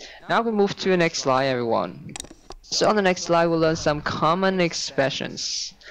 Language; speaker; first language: English; non-native, fluent; Vietnamese